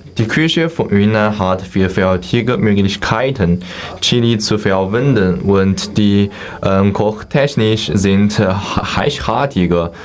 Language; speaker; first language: German; non-native, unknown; Chinese